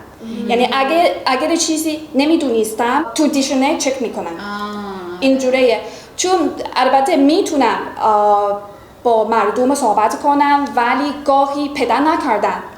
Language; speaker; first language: Persian; non-native, learner; Chinese